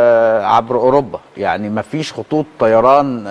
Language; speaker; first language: Arabic; native; Arabic